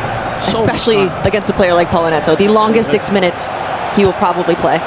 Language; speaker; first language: English; native; English